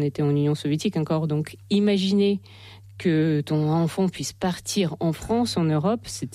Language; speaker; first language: French; non-native, fluent; Russian